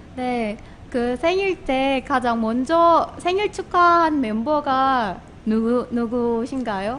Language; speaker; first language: Korean; non-native, fluent; Indonesian